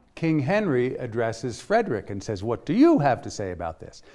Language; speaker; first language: English; native; English